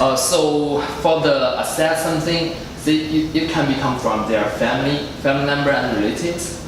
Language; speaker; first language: English; non-native, fluent; Chinese